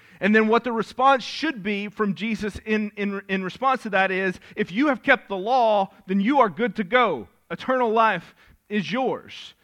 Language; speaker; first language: English; native; English